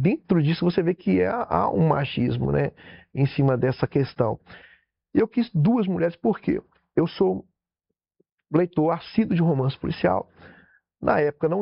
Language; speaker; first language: Portuguese; native; Portuguese